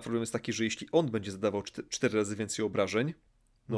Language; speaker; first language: Polish; native; Polish